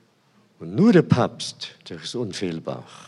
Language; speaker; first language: German; non-native, fluent; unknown